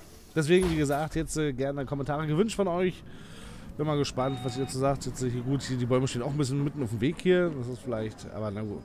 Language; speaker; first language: German; native; German